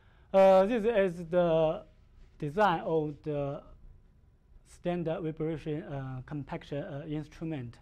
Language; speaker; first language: English; non-native, learner; Chinese